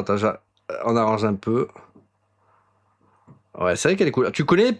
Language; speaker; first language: French; native; French